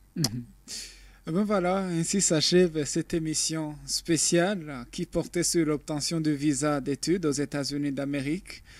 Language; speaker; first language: French; non-native, local second language; Rundi